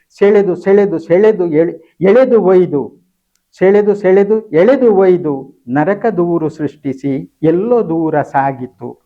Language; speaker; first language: Kannada; native; Kannada